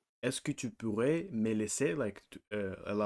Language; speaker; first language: French; non-native, learner; Russian